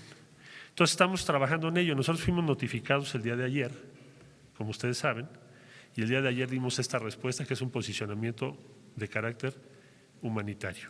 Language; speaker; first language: Spanish; native; Spanish